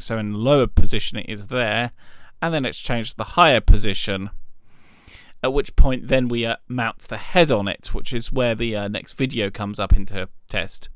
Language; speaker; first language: English; native; English